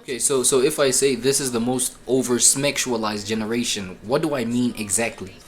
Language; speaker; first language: English; native; English